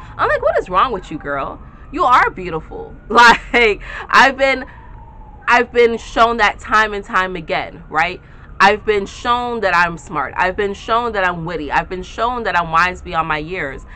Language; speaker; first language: English; native; English